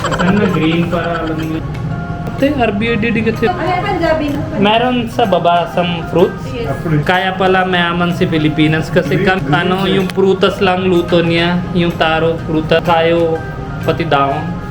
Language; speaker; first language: Filipino; non-native, learner; Punjabi